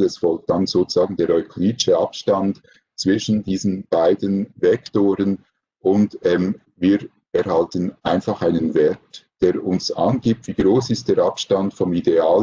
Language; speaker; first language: German; native; German